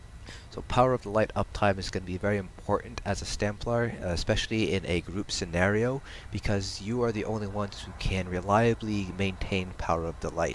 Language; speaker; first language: English; native; English